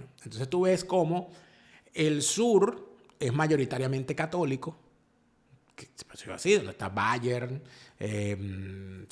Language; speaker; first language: Spanish; native; Spanish